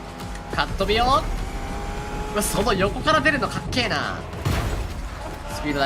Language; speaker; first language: Japanese; native; Japanese